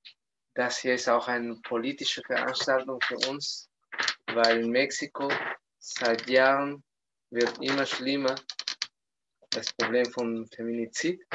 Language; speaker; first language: German; non-native, fluent; Spanish